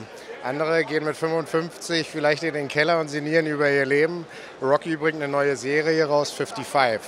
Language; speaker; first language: German; native; German